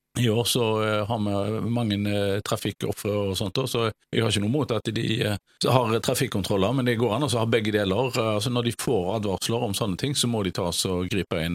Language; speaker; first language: Norwegian; native; Norwegian